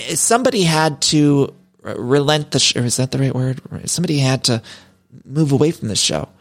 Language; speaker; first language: English; early bilingual, other home language; Italian